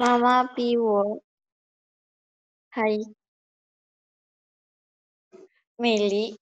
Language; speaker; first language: Chinese; non-native, learner; Indonesian